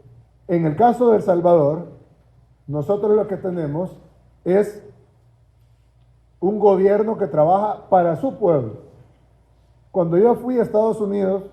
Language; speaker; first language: Spanish; native; Spanish